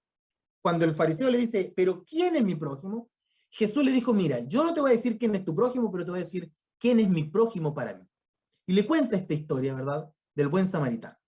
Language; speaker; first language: Spanish; native; Spanish